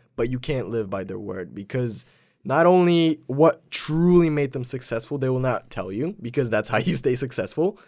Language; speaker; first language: English; early bilingual, other home language; Polish